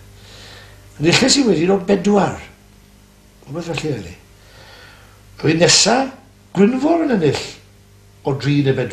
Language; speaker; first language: Welsh; native; Welsh